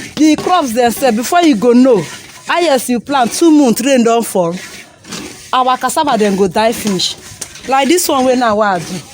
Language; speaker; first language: Nigerian Pidgin; non-native, local second language; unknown